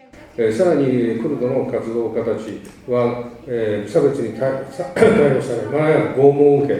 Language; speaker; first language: Japanese; native; Japanese